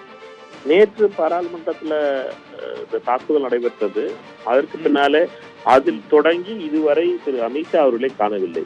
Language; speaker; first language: Tamil; native; Tamil